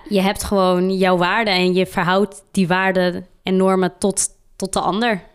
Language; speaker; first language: Dutch; early bilingual, other home language; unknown